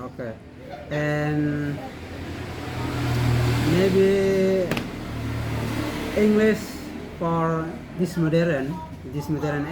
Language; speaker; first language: English; non-native, learner; Indonesian